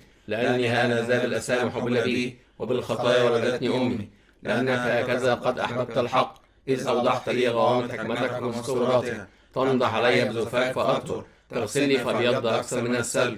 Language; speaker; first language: Arabic; native; Arabic